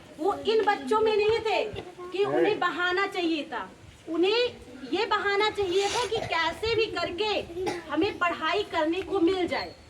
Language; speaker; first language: Hindi; native; Hindi